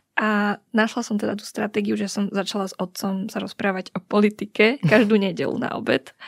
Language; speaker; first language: Slovak; early bilingual, other home language; Vietnamese